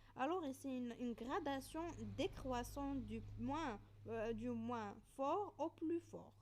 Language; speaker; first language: French; non-native, local second language; Arabic